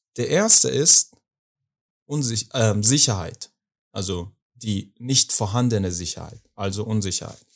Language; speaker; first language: German; non-native, fluent; Persian